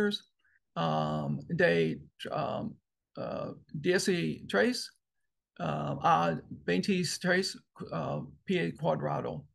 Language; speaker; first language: Spanish; non-native, learner; English